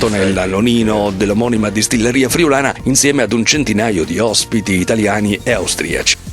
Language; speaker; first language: Italian; native; Italian